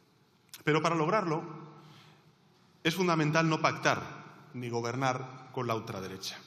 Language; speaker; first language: Spanish; native; Spanish